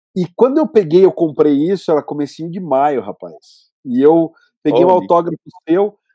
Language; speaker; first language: Portuguese; native; Portuguese